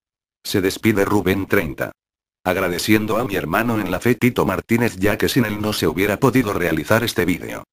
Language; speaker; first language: Spanish; native; Spanish